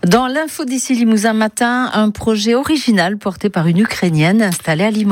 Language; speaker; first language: French; native; French